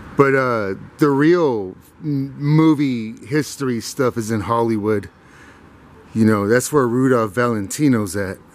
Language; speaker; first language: English; native; English